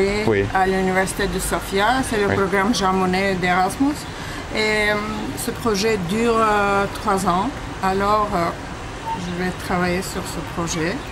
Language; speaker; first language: French; non-native, fluent; Bulgarian